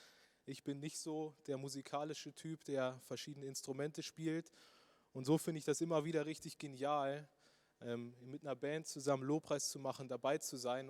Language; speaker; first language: German; native; German